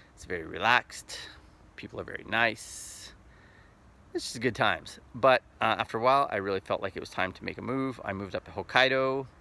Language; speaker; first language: English; native; English